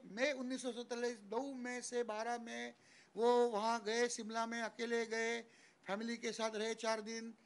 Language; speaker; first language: Hindi; non-native, local second language; Marathi